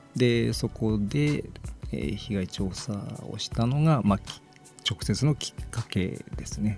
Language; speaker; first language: Japanese; native; Japanese